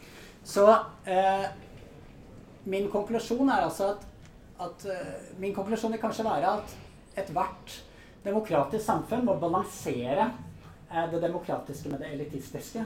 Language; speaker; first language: Norwegian; native; Norwegian